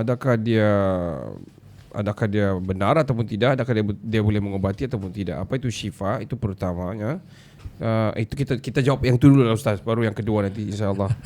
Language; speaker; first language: Malay; native; Malay